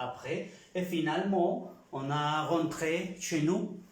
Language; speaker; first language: French; non-native, fluent; Spanish